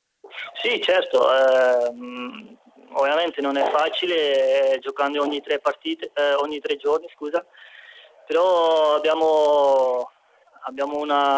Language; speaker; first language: Italian; non-native, fluent; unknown